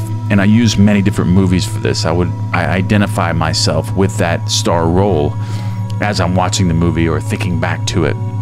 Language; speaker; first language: English; native; English